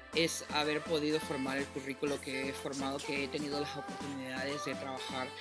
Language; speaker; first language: Spanish; early bilingual, heritage; Spanish